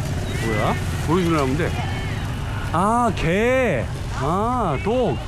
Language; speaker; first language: Korean; native; Korean